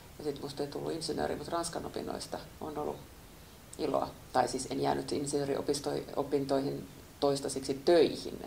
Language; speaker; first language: Finnish; native; Finnish